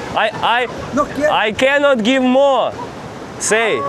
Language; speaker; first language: English; non-native, learner; Ukrainian